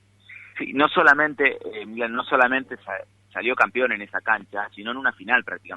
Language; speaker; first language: Spanish; native; Spanish